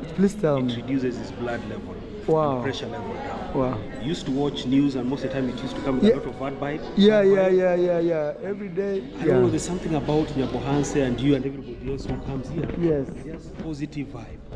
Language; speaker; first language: English; non-native, local second language; Luo (Kenya and Tanzania)